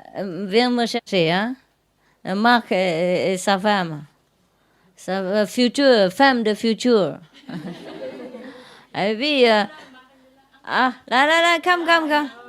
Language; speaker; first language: French; non-native, learner; Vietnamese